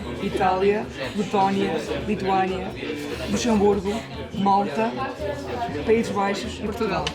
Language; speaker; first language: Portuguese; non-native, learner; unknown